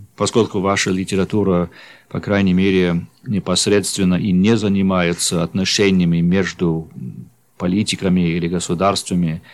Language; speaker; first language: Russian; non-native, fluent; English